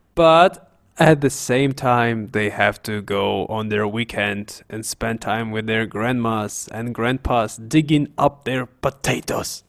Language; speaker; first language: English; non-native, fluent; Russian